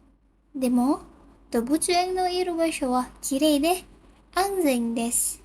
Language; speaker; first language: Japanese; non-native, learner; Indonesian